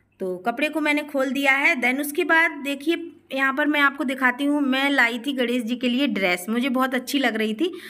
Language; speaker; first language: Hindi; native; Hindi